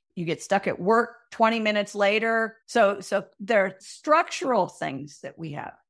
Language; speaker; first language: English; native; English